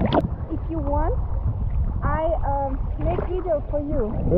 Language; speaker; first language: English; non-native, learner; Russian